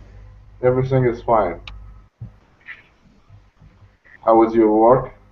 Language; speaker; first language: English; non-native, learner; Arabic